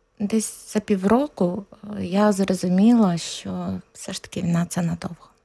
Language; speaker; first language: Ukrainian; native; Ukrainian